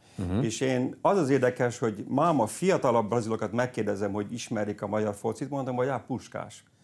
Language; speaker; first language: Hungarian; early bilingual, heritage; Hungarian